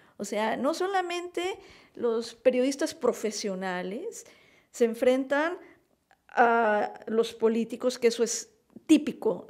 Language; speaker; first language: Spanish; native; Spanish